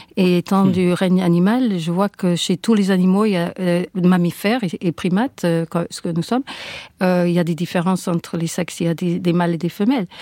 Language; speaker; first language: French; non-native, fluent; English